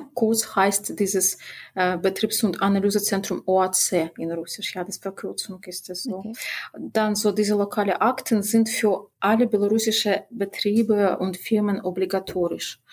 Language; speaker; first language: German; non-native, fluent; Russian